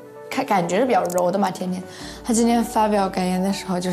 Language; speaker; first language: Chinese; native; Chinese